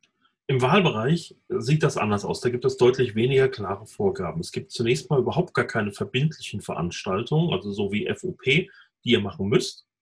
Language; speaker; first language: German; native; German